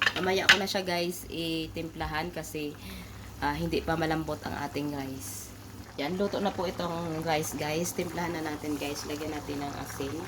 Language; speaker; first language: Filipino; non-native, local second language; Hiligaynon